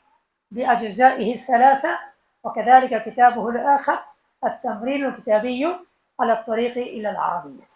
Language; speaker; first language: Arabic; non-native, fluent; Bangla